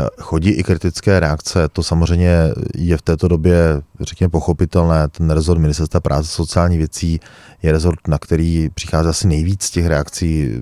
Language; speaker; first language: Czech; native; Czech